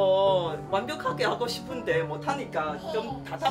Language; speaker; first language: Korean; non-native, learner; Chinese